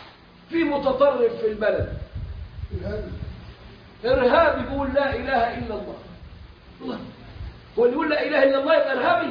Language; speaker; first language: Arabic; native; Arabic